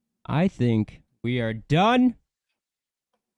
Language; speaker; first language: English; native; English